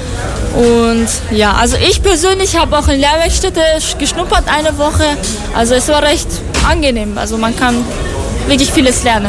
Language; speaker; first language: German; non-native, fluent; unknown